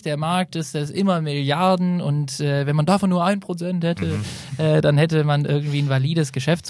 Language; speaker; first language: German; native; German